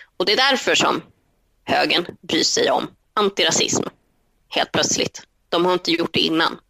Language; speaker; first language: Swedish; early bilingual, other home language; Spanish